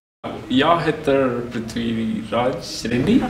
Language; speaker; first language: Swedish; non-native, learner; Telugu